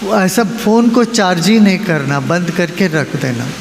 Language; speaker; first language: Hindi; non-native, local second language; Malayalam